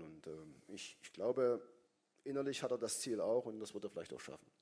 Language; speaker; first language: German; native; German